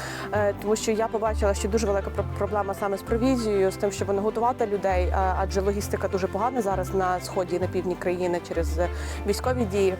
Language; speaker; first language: Ukrainian; native; Ukrainian